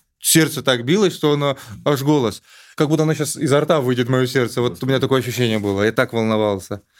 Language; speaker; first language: Russian; native; Russian